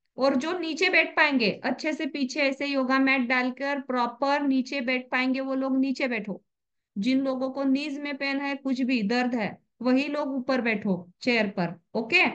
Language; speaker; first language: Hindi; native; Hindi